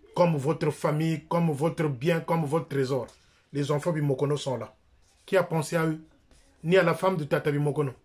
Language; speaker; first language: French; non-native, local second language; Lingala